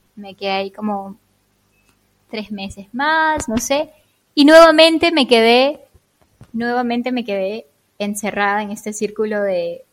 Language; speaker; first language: Spanish; native; Spanish